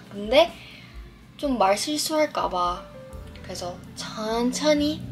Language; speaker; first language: Korean; non-native, fluent; Filipino